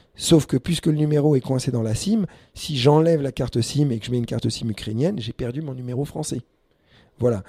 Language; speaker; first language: French; early bilingual, other home language; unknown